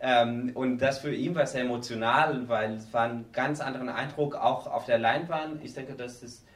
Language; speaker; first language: German; non-native, learner; Spanish